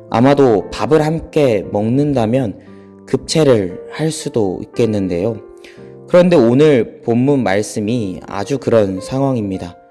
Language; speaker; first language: Korean; native; Korean